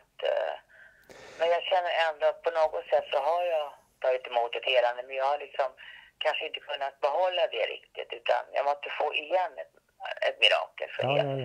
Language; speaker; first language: Swedish; native; Swedish